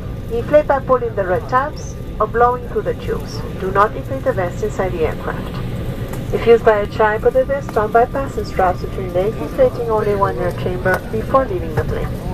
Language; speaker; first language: English; non-native, fluent; Spanish